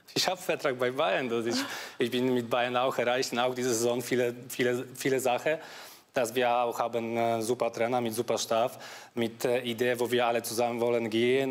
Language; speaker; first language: German; non-native, fluent; Polish